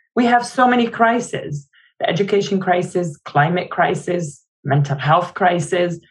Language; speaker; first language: English; non-native, fluent; Arabic